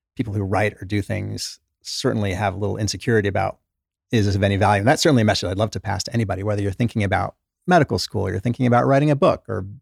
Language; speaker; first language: English; native; English